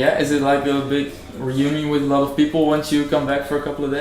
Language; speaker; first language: English; non-native, fluent; Dutch